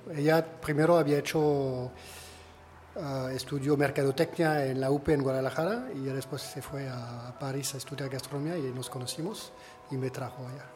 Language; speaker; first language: Spanish; non-native, fluent; French